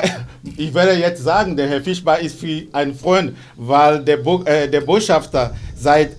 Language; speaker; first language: German; non-native, fluent; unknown